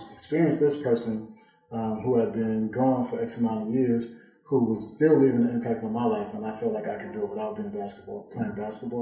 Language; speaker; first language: English; native; English